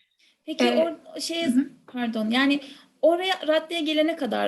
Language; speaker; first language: Turkish; native; Turkish